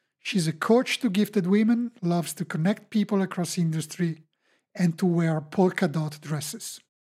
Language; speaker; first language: English; non-native, fluent; Italian